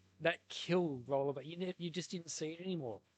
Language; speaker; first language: English; native; English